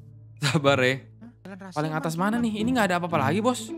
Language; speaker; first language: Indonesian; native; Indonesian